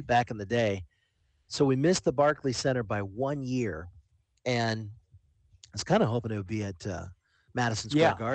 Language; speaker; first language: English; native; English